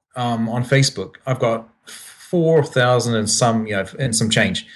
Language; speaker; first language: English; native; English